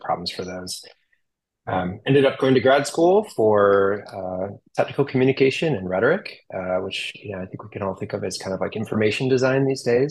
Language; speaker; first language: English; native; English